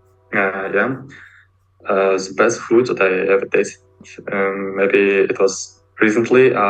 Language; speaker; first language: English; non-native, learner; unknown